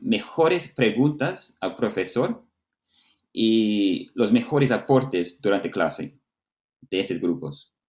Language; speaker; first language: Spanish; non-native, fluent; Portuguese